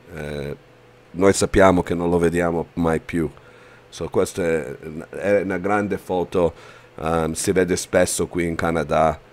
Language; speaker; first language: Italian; early bilingual, heritage; Italian